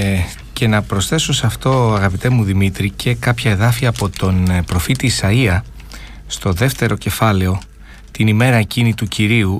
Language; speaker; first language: Greek; native; Greek